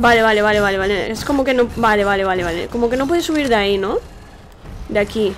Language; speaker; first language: Spanish; native; Spanish